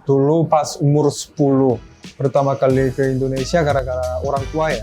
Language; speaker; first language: Indonesian; early bilingual, other home language; Korean